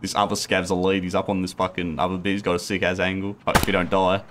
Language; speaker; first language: English; native; English